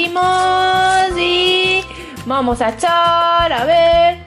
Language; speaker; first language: Spanish; native; Spanish